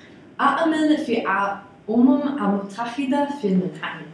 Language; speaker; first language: Arabic; non-native, learner; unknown